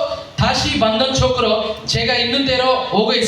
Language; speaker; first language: Korean; non-native, learner; Telugu